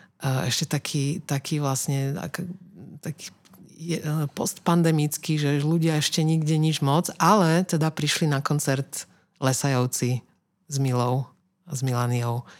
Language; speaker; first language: Slovak; native; Slovak